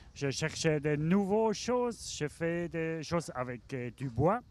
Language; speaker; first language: French; non-native, learner; German